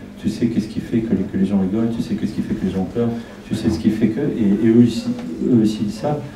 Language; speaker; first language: French; non-native, fluent; Spanish